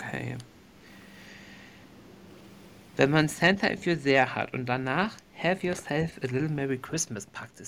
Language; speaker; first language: German; native; German